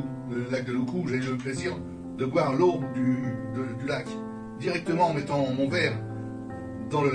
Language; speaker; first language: French; native; French